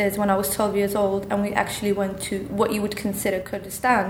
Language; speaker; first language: English; non-native, fluent; Kurdish